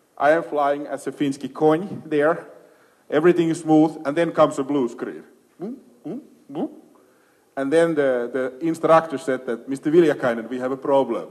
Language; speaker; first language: English; non-native, fluent; Finnish